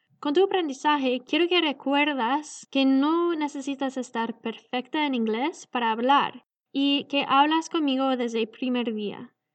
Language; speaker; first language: Spanish; non-native, learner; English